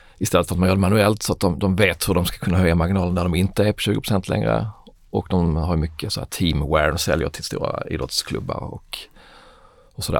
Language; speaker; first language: Swedish; native; Swedish